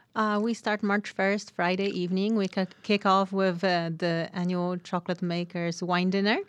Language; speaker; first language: English; non-native, fluent; Polish